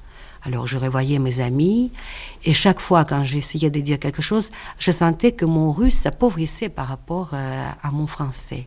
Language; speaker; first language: French; non-native, fluent; Russian